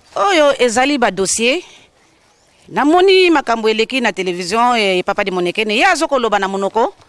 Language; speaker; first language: Lingala; non-native, local second language; Kongo